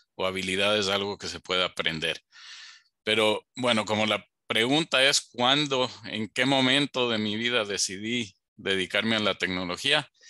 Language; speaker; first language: Spanish; native; Spanish